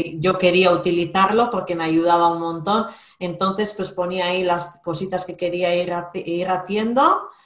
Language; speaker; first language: Spanish; native; Spanish